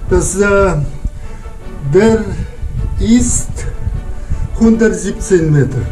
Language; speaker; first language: German; non-native, fluent; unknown